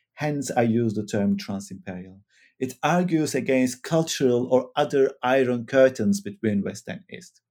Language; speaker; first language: English; non-native, fluent; Turkish